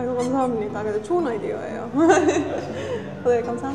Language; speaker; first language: Korean; non-native, fluent; Estonian